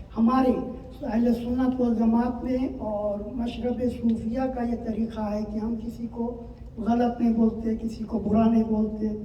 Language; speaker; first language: Urdu; native; Urdu